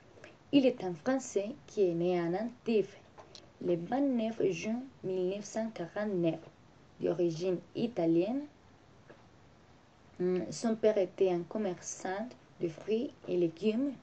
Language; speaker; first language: French; non-native, learner; Spanish